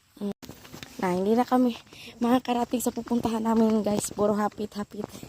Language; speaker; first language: Filipino; non-native, local second language; Cebuano